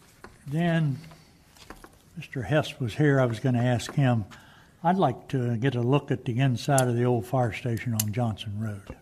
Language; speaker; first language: English; native; English